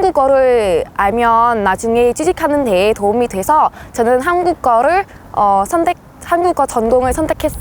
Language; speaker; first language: Korean; non-native, fluent; Vietnamese